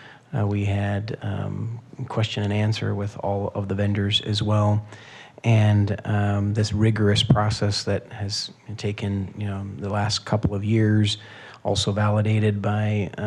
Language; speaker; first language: English; native; English